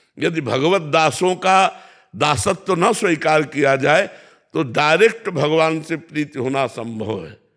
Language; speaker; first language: Hindi; native; Hindi